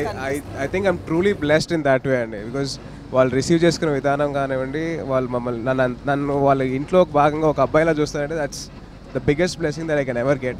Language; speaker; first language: Telugu; native; Telugu